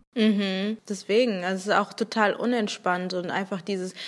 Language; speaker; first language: German; early bilingual, other home language; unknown